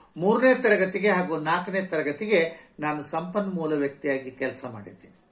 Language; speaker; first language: Kannada; native; Kannada